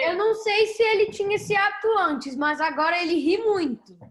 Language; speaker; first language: Portuguese; early bilingual, heritage; Portuguese